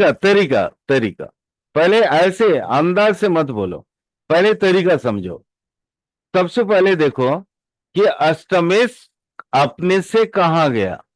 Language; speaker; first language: Hindi; native; Hindi